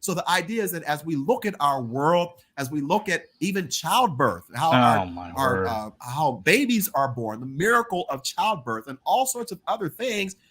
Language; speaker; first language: English; native; English